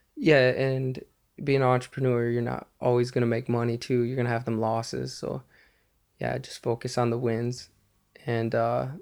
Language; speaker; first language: English; native; English